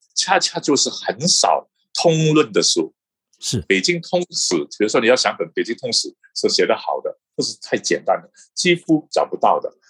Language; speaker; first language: Chinese; non-native, local second language; Cantonese